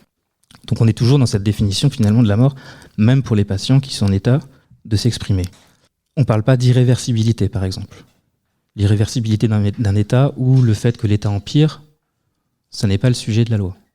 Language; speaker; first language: French; native; French